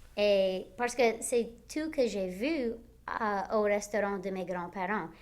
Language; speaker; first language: French; non-native, local second language; English